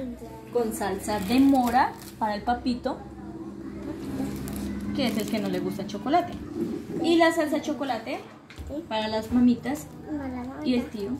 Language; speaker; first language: Spanish; native; Spanish